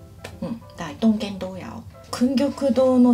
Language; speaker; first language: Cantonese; non-native, fluent; Japanese